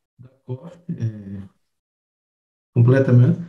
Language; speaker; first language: French; non-native, learner; Portuguese